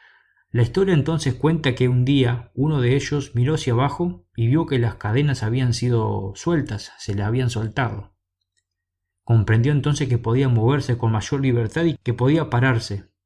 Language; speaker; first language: Spanish; native; Spanish